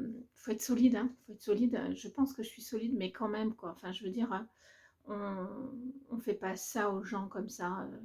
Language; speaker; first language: French; native; French